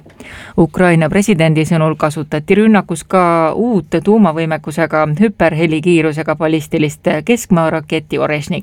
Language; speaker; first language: Estonian; native; Estonian